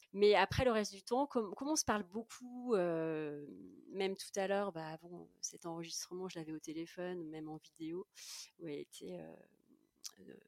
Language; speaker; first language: French; native; French